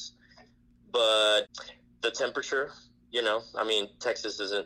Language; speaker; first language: English; non-native, fluent; Spanish